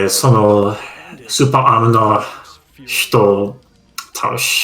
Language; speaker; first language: Japanese; non-native, fluent; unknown